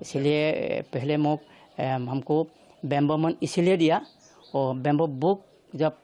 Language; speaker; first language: Hindi; non-native, local second language; Assamese